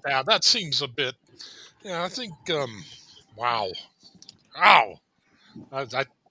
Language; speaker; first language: English; native; English